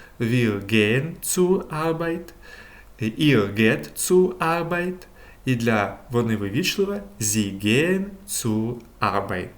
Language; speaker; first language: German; non-native, fluent; Ukrainian